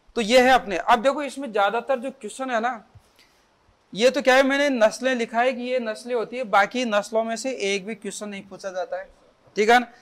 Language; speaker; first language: Hindi; native; Hindi